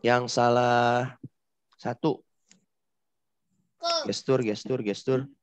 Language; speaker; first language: Indonesian; native; Indonesian